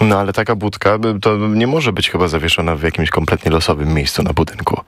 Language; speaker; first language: Polish; native; Polish